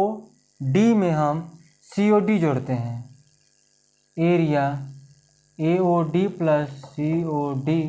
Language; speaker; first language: Hindi; native; Hindi